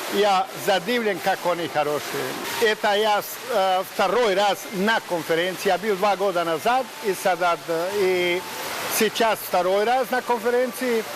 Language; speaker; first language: Russian; non-native, learner; Croatian